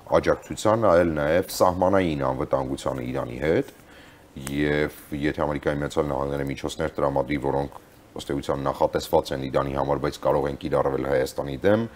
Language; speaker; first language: Armenian; native; Armenian